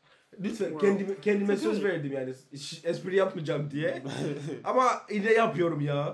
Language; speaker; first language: Turkish; non-native, learner; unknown